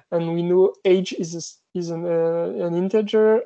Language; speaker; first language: English; non-native, fluent; French